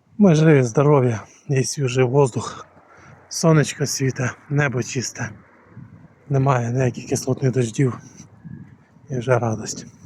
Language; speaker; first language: Ukrainian; non-native, local second language; Russian